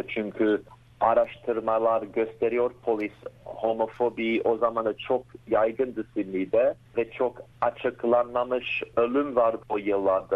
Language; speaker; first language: Turkish; early bilingual, heritage; Turkish